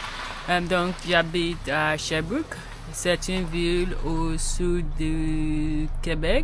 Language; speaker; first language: French; non-native, learner; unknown